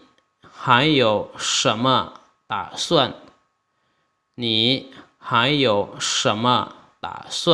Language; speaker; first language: Chinese; non-native, fluent; Lao